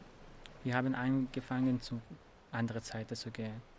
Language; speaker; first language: German; non-native, learner; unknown